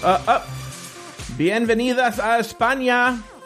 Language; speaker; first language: Spanish; non-native, learner; English